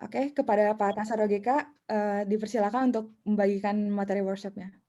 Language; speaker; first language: Indonesian; native; Indonesian